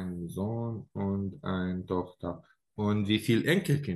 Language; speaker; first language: German; non-native, learner; Arabic